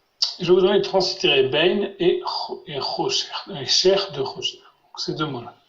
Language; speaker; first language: French; non-native, fluent; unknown